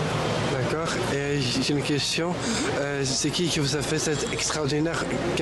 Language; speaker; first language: French; non-native, local second language; Arabic